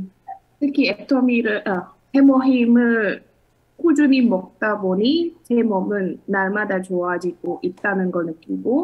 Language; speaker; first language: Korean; non-native, fluent; Indonesian